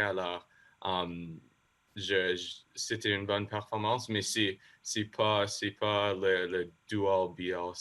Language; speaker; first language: French; non-native, local second language; English